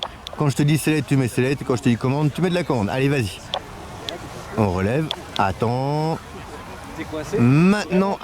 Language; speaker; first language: French; native; French